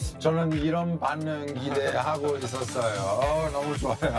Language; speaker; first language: Korean; non-native, fluent; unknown